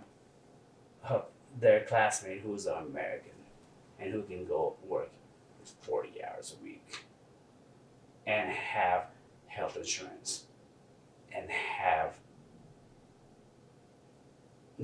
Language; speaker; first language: English; non-native, local second language; Nepali